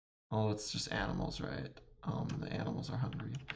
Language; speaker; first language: English; native; English